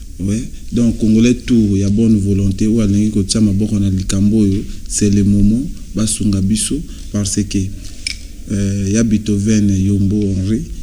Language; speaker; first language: Lingala; native; Lingala